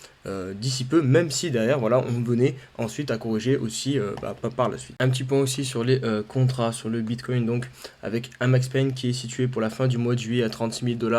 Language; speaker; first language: French; native; French